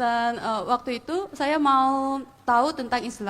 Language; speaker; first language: Indonesian; non-native, fluent; Korean